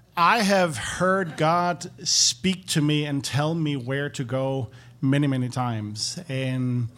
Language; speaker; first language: English; non-native, fluent; Danish